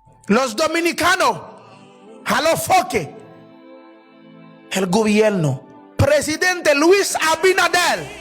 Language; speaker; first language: Spanish; non-native, fluent; Haitian Creole